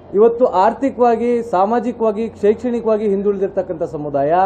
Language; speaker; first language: Kannada; non-native, local second language; Lambadi